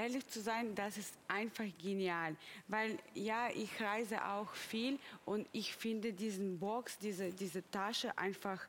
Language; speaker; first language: German; non-native, fluent; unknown